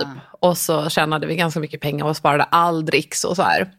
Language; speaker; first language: Swedish; native; Swedish